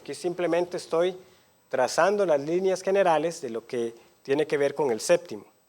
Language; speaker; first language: Spanish; native; Spanish